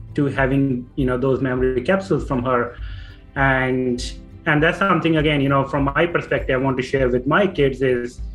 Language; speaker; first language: English; non-native, local second language; Punjabi